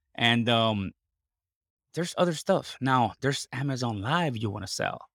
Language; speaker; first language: English; non-native, fluent; Spanish